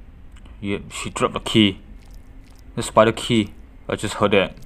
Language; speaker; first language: English; non-native, fluent; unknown